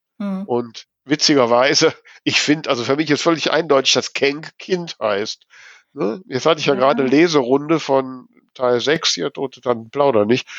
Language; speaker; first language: German; native; German